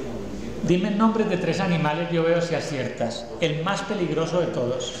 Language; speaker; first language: Spanish; native; Spanish